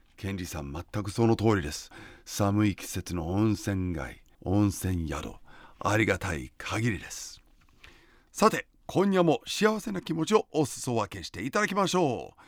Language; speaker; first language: Japanese; non-native, fluent; English